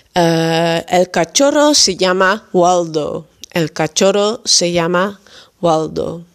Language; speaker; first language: Spanish; non-native, fluent; Dutch